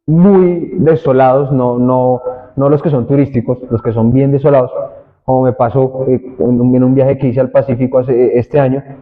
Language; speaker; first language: Spanish; native; Spanish